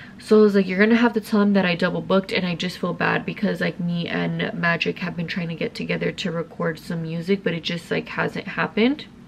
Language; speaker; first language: English; early bilingual, other home language; Spanish